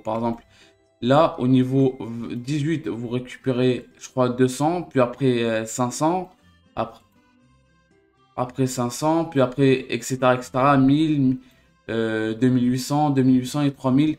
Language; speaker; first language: French; native; French